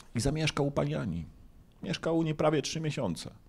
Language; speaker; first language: Polish; native; Polish